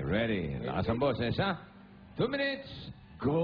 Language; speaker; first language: Filipino; native; Filipino